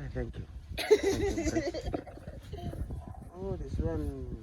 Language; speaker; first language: English; non-native, local second language; Fijian